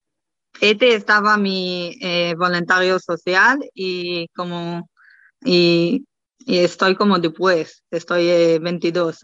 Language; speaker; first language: Spanish; non-native, learner; Hebrew